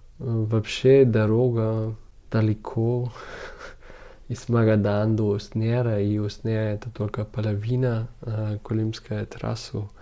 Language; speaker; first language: Russian; non-native, learner; German